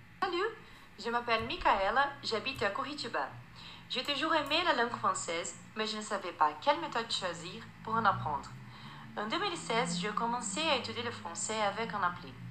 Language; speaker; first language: French; non-native, fluent; Portuguese